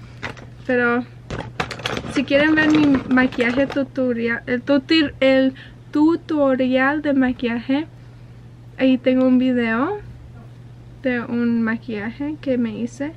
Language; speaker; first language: Spanish; early bilingual, heritage; Spanish